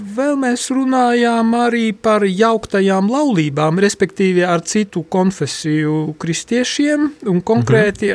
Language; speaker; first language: Latvian; non-native, local second language; Polish